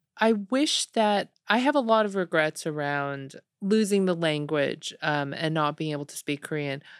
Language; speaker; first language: English; early bilingual, other home language; Korean